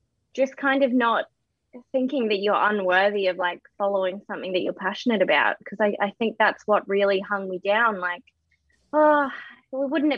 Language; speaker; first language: English; native; English